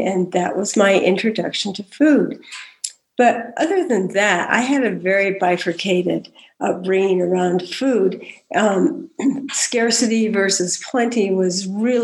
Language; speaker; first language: English; native; English